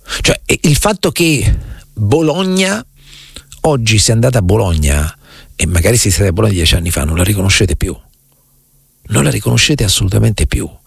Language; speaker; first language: Italian; native; Italian